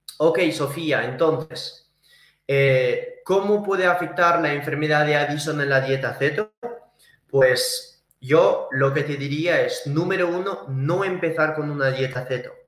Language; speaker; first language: Spanish; early bilingual, heritage; Spanish